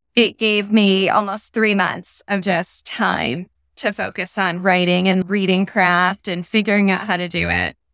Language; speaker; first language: English; native; English